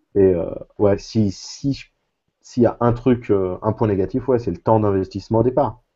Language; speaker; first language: French; native; French